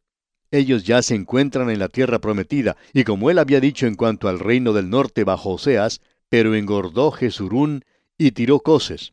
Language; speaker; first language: Spanish; native; Spanish